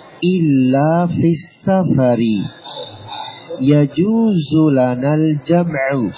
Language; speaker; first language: Arabic; non-native, fluent; Indonesian